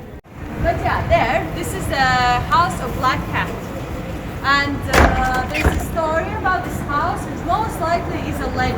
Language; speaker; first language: English; non-native, fluent; Latvian